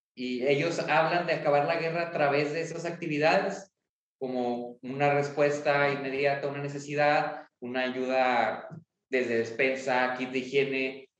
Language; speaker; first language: Spanish; native; Spanish